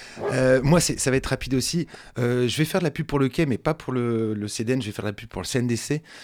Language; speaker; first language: French; native; French